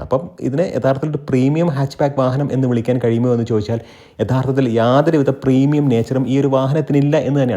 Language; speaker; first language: Malayalam; native; Malayalam